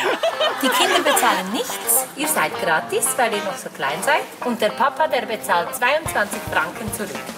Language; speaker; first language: German; native; German